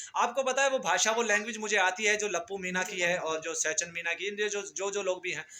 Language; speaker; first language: Urdu; non-native, local second language; Punjabi